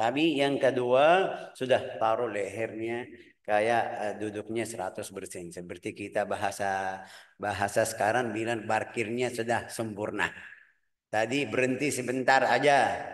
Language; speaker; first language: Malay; non-native, fluent; Arabic